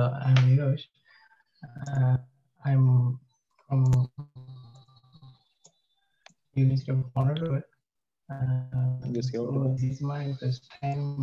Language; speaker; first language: English; non-native, learner; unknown